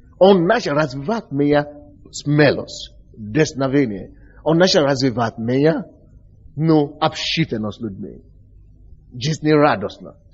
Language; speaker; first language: Russian; non-native, fluent; Yoruba